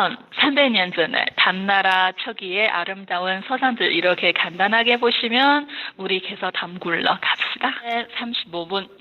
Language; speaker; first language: Korean; non-native, fluent; Chinese